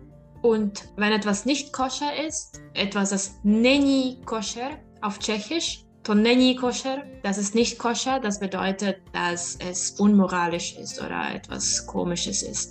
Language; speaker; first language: German; non-native, fluent; Czech